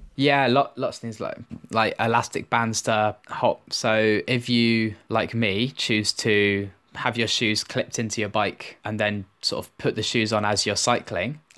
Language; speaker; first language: English; native; English